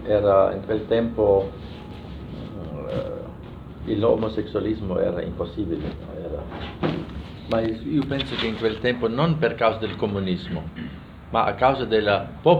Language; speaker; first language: Italian; non-native, fluent; German